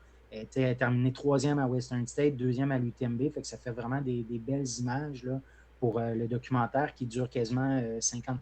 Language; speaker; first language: French; native; French